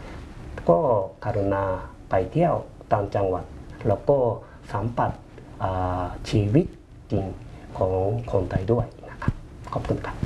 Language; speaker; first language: Thai; non-native, fluent; Japanese